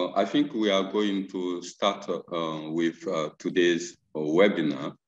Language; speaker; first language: English; non-native, fluent; Bambara